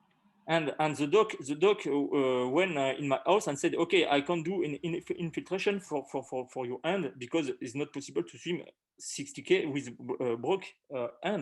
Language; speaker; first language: English; non-native, learner; French